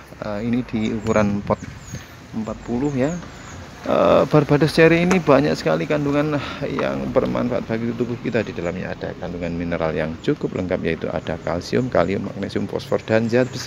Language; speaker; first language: Indonesian; native; Indonesian